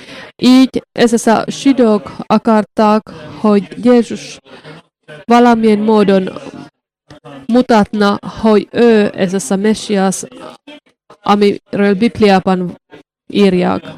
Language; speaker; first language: Hungarian; non-native, learner; Finnish